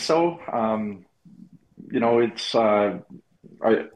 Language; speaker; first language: English; native; English